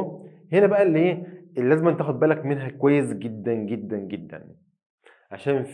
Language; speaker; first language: Arabic; native; Arabic